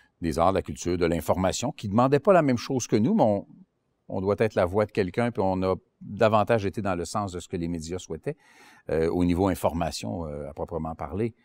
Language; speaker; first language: French; native; French